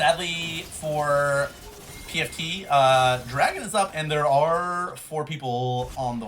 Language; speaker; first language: English; native; English